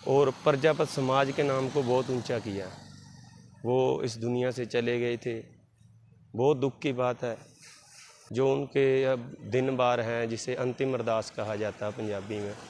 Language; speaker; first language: Hindi; non-native, local second language; Punjabi